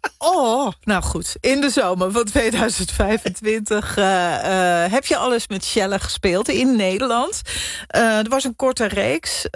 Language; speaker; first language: Dutch; native; Dutch